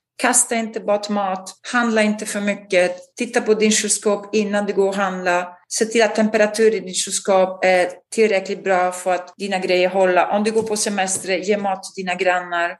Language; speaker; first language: Swedish; non-native, fluent; Italian